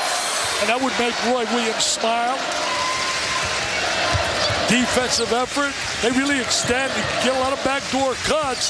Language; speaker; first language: English; native; English